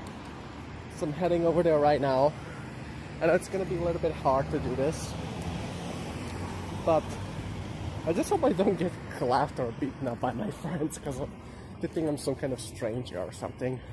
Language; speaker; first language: English; non-native, fluent; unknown